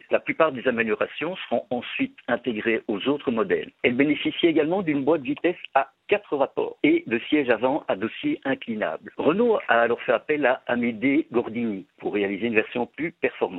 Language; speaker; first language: French; native; French